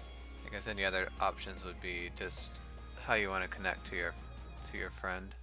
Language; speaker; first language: English; native; English